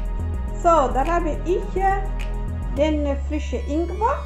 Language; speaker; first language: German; non-native, learner; Italian